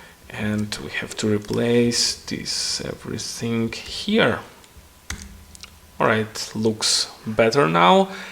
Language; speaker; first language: English; non-native, fluent; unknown